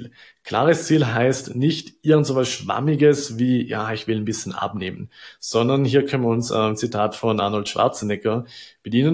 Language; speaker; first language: German; native; German